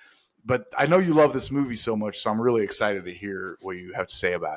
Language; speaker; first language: English; native; English